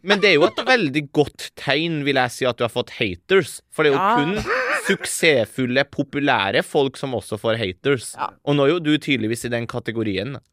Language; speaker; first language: Norwegian; early bilingual, other home language; Persian